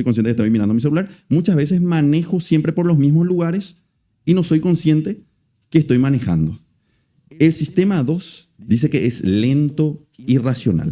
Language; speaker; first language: Spanish; native; Spanish